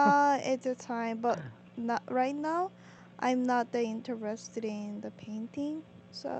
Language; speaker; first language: English; non-native, learner; Korean